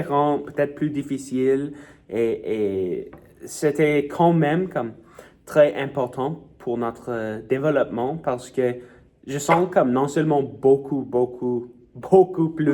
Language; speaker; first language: French; non-native, local second language; English